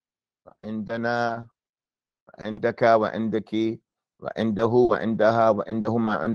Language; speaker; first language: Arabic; non-native, fluent; English